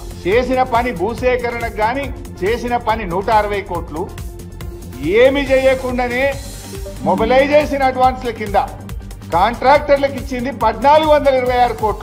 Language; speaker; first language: Telugu; native; Telugu